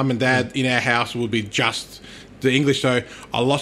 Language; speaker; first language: English; non-native, local second language; Turkish